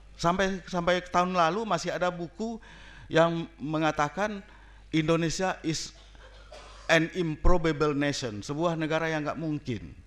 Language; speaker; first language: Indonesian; non-native, local second language; Minangkabau